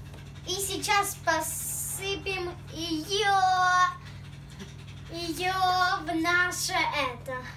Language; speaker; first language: Russian; early bilingual, heritage; Russian